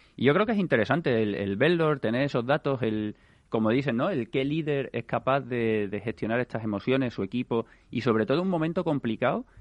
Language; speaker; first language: Spanish; native; Spanish